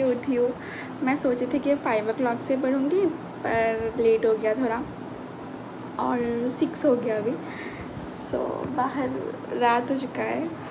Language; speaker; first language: Hindi; non-native, local second language; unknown